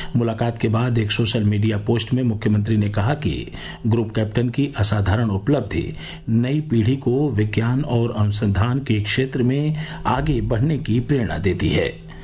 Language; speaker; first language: Hindi; native; Hindi